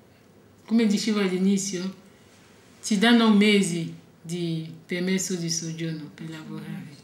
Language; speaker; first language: Italian; non-native, fluent; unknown